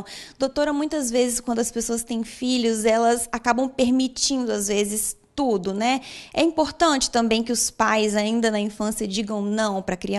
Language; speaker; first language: Portuguese; native; Portuguese